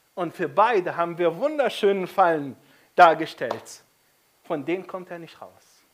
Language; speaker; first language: German; non-native, fluent; Arabic